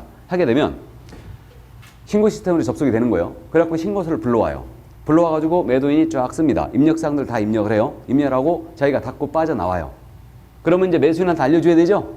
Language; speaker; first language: Korean; native; Korean